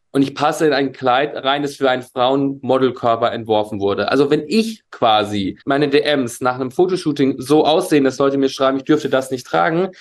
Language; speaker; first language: German; native; German